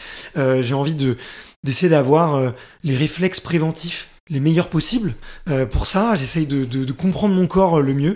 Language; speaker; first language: French; native; French